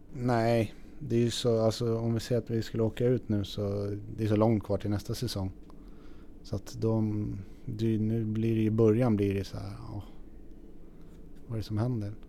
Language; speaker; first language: Swedish; native; Swedish